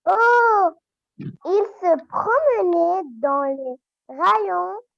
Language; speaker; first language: French; non-native, learner; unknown